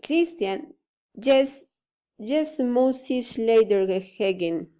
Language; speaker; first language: German; non-native, learner; Spanish